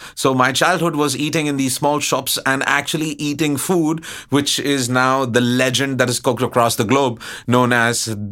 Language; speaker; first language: English; non-native, local second language; Hindi